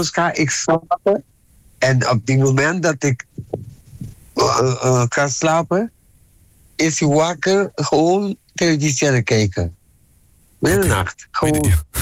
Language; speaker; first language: Dutch; non-native, local second language; Papiamento